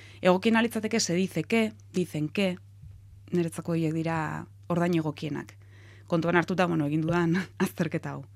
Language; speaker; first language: Basque; native; Basque